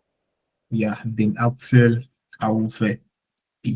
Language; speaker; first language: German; non-native, fluent; Akan